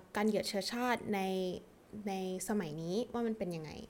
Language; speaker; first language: Thai; early bilingual, heritage; English